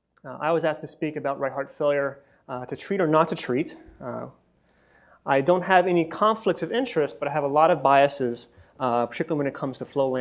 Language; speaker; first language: English; native; English